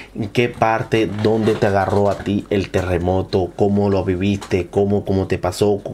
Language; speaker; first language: Spanish; native; Spanish